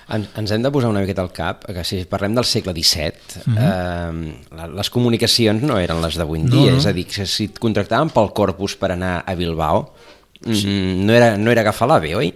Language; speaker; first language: Catalan; native; Catalan